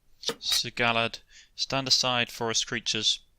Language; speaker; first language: English; native; English